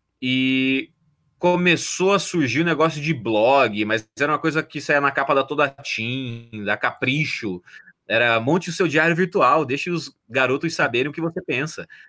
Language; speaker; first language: Portuguese; native; Portuguese